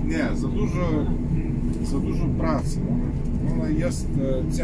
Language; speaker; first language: Polish; non-native, learner; Russian